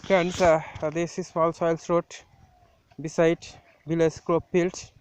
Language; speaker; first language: English; non-native, learner; Bangla